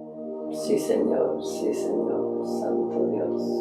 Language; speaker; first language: Spanish; native; Spanish